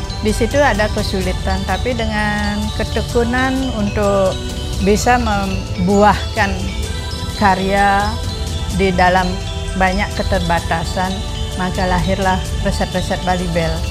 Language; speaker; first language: Indonesian; non-native, local second language; Balinese